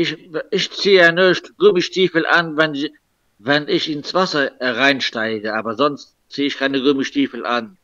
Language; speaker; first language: German; non-native, local second language; Luxembourgish